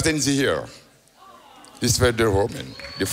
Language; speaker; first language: German; non-native, learner; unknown